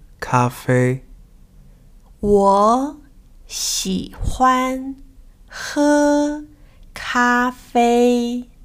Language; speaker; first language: Spanish; non-native, fluent; Chinese